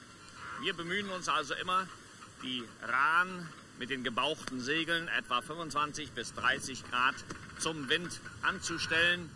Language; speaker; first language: German; native; German